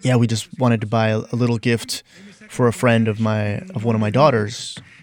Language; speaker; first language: English; native; English